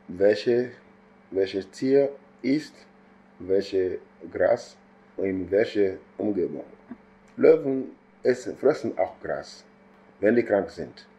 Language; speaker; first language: German; non-native, fluent; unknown